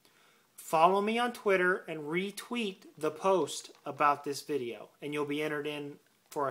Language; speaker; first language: English; native; English